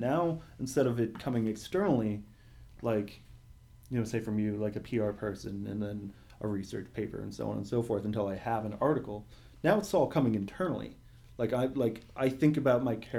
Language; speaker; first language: English; native; English